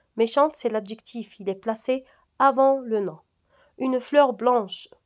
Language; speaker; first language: French; non-native, local second language; Arabic